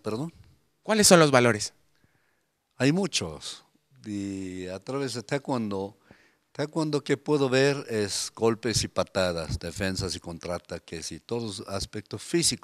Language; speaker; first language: Spanish; non-native, fluent; Korean